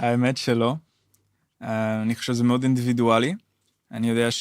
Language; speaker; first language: Hebrew; non-native, fluent; Dutch